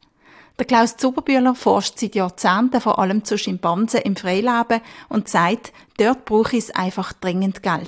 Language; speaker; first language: German; native; German